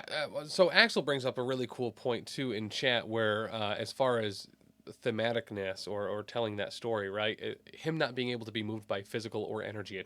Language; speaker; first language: English; native; English